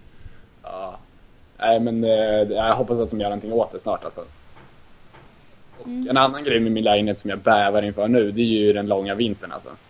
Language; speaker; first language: Swedish; native; Swedish